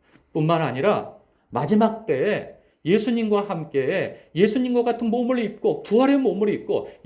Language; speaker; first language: Korean; native; Korean